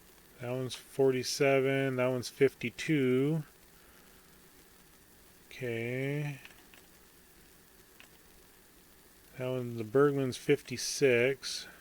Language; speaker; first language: English; native; English